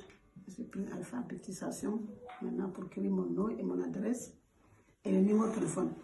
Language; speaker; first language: French; non-native, learner; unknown